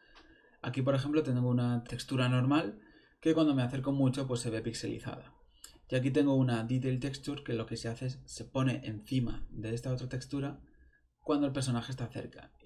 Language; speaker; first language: Spanish; native; Spanish